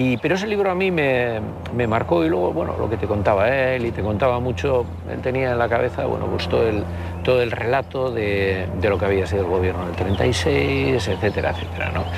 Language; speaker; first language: Spanish; native; Spanish